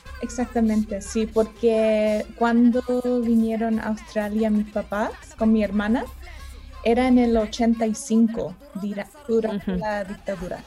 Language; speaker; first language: Spanish; early bilingual, heritage; Spanish